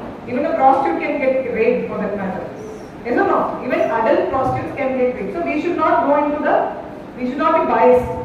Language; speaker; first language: English; non-native, local second language; Malayalam